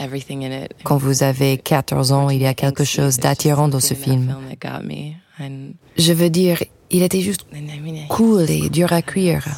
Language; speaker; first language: French; non-native, fluent; English